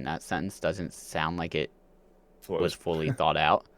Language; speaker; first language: English; native; English